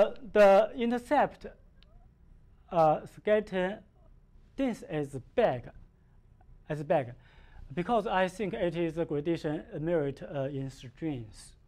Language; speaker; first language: English; non-native, learner; Chinese